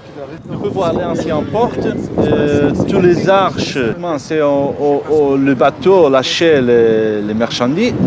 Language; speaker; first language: French; non-native, learner; Portuguese